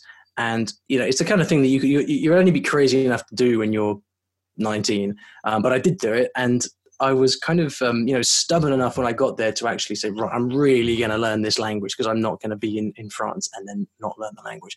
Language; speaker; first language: English; native; English